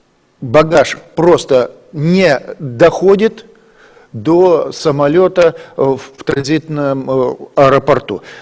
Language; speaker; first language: Russian; native; Russian